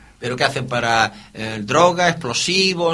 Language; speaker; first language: Spanish; native; Spanish